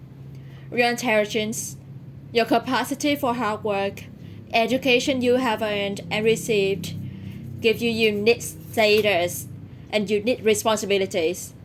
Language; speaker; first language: English; non-native, learner; Vietnamese